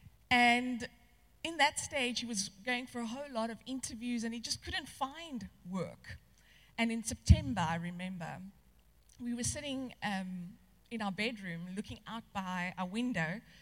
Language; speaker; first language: English; non-native, local second language; Afrikaans